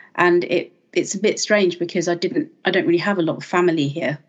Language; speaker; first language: English; native; English